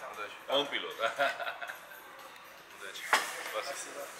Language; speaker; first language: Russian; non-native, learner; Georgian